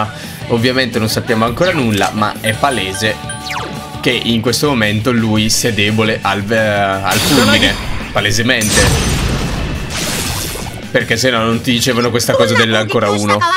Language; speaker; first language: Italian; native; Italian